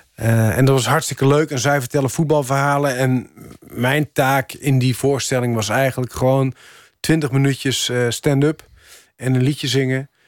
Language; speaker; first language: Dutch; native; Dutch